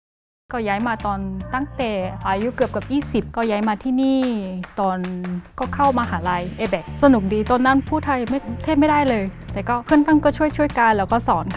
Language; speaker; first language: Thai; non-native, fluent; Korean